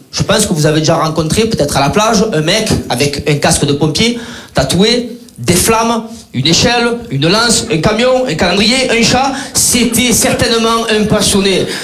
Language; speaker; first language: French; native; French